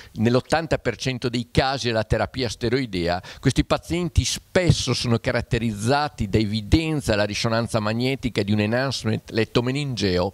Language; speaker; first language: Italian; native; Italian